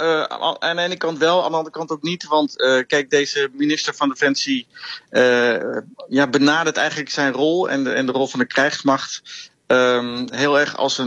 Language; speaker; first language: Dutch; native; Dutch